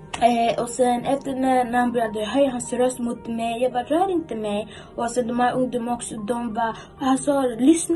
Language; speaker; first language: Swedish; early bilingual, other home language; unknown